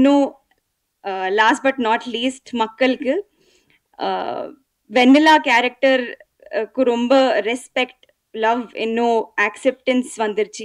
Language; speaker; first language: Tamil; non-native, fluent; Telugu